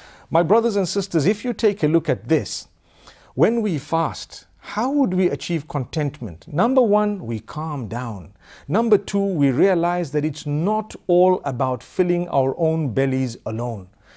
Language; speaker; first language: English; native; English